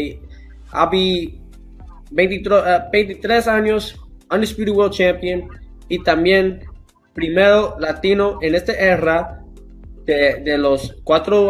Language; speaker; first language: Spanish; early bilingual, heritage; English